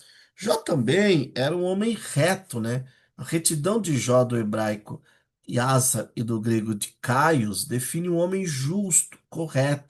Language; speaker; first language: Portuguese; native; Portuguese